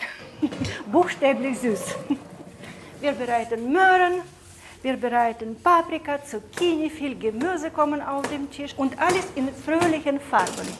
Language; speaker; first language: German; non-native, fluent; Russian